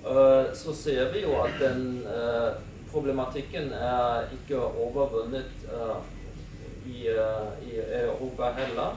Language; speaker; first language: Norwegian; non-native, fluent; German